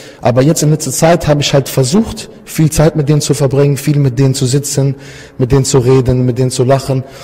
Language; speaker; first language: German; early bilingual, other home language; Italian